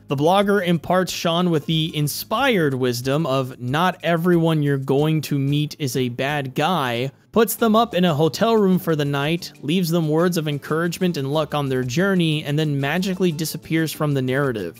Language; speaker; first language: English; native; English